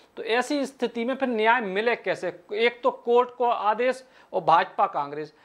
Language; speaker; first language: Hindi; native; Hindi